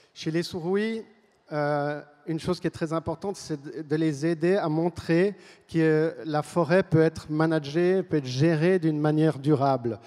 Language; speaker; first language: French; native; French